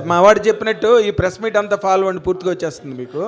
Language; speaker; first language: Telugu; native; Telugu